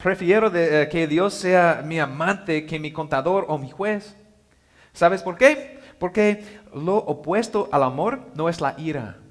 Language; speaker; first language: Spanish; non-native, learner; English